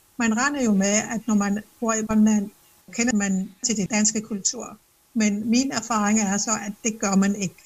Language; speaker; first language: Danish; non-native, local second language; Kalaallisut